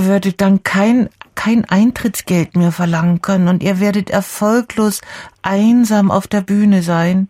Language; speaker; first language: German; native; German